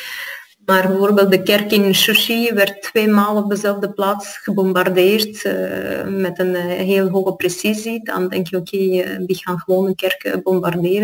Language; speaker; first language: Dutch; non-native, fluent; Armenian